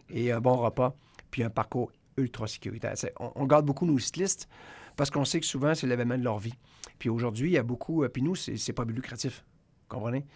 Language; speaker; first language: French; native; French